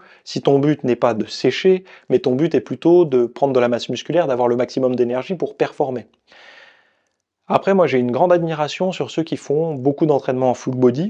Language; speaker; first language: French; native; French